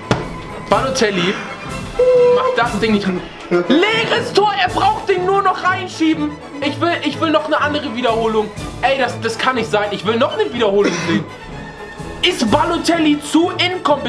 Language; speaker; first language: German; native; German